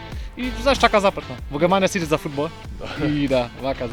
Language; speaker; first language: Macedonian; non-native, learner; German